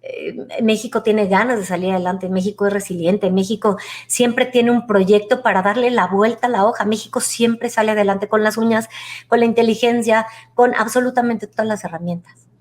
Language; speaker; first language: Spanish; native; Spanish